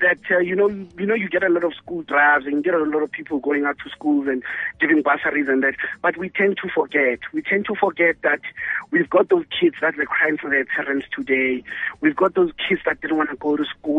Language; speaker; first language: English; non-native, local second language; Southern Sotho